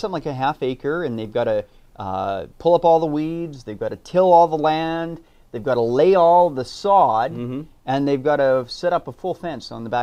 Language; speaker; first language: English; native; English